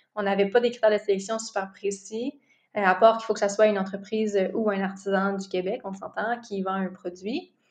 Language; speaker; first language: French; native; French